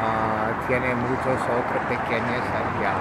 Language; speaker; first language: Spanish; non-native, learner; English